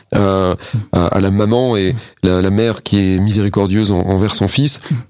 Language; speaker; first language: French; native; French